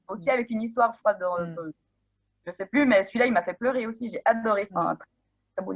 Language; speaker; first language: French; native; French